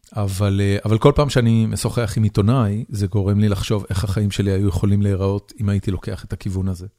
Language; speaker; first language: Hebrew; native; Hebrew